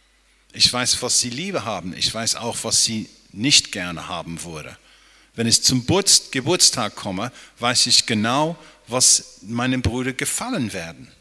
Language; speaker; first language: German; non-native, fluent; English